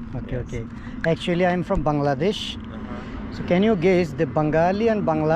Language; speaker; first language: English; non-native, learner; Bangla